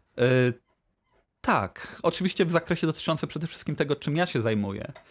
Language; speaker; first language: Polish; native; Polish